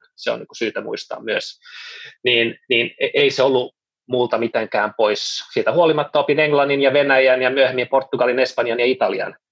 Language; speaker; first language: Finnish; non-native, local second language; Swedish